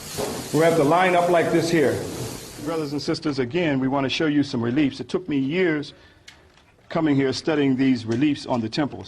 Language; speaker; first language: English; native; English